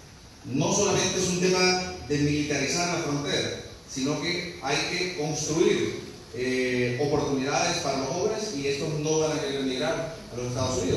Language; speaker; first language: Spanish; native; Spanish